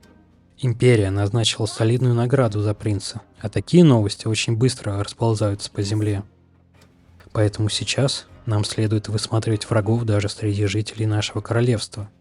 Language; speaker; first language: Russian; native; Russian